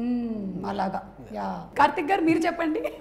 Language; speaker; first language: Telugu; native; Telugu